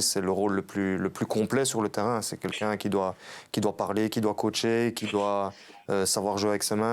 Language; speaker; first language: French; native; French